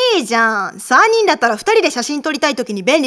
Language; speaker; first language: Japanese; native; Japanese